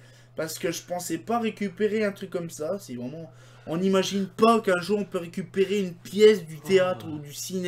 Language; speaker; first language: French; native; French